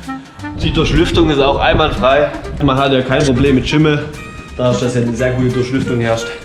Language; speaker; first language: German; native; German